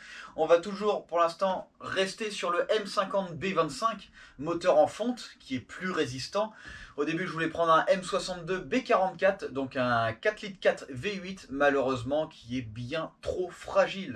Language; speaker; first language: French; native; French